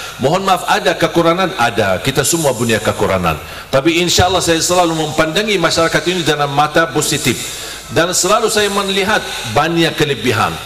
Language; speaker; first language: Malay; non-native, fluent; Arabic